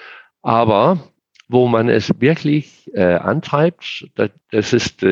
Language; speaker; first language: German; non-native, fluent; Danish